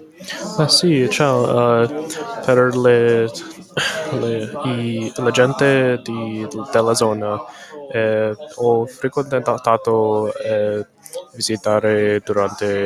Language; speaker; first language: Italian; non-native, learner; English